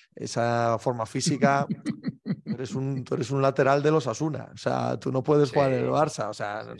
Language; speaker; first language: Spanish; native; Spanish